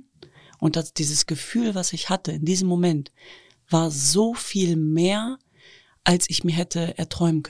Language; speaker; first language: German; native; German